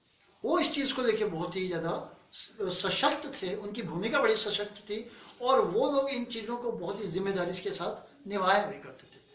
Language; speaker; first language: Hindi; native; Hindi